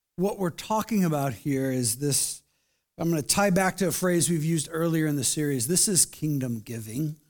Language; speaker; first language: English; native; English